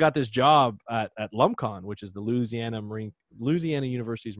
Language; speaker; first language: English; native; English